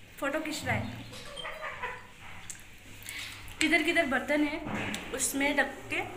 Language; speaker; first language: Hindi; non-native, local second language; Bodo